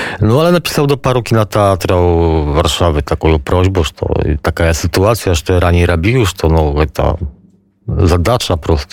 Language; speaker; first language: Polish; non-native, local second language; Belarusian